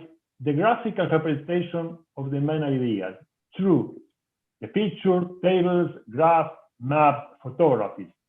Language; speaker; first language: English; non-native, fluent; Spanish